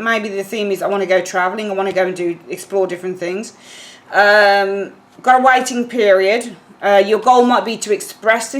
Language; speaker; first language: English; native; English